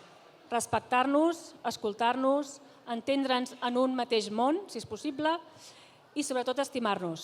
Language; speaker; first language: Catalan; native; Catalan